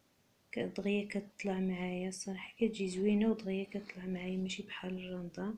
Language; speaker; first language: Arabic; native; Arabic